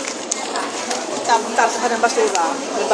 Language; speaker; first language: Filipino; non-native, local second language; Hiligaynon